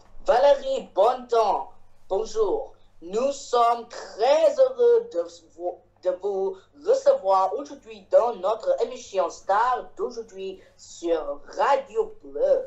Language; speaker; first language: French; non-native, learner; Chinese